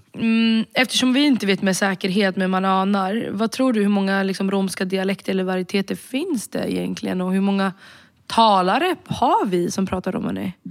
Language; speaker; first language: Swedish; early bilingual, other home language; Romany